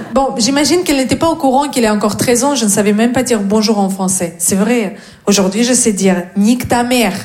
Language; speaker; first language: French; non-native, fluent; Russian